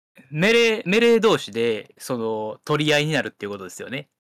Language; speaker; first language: Japanese; native; Japanese